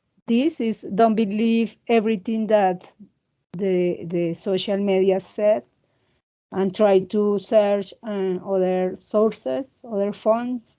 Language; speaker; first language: English; non-native, learner; Spanish